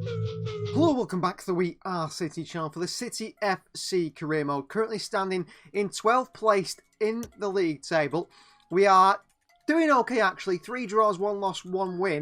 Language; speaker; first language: English; native; English